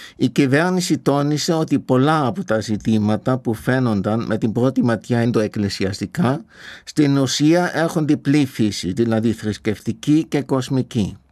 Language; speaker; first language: Greek; non-native, fluent; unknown